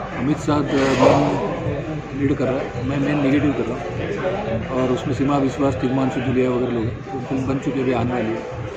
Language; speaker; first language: Hindi; non-native, local second language; Marathi